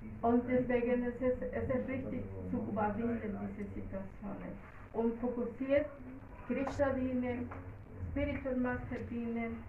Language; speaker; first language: German; non-native, learner; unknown